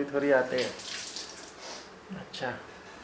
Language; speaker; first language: Hindi; non-native, local second language; Mizo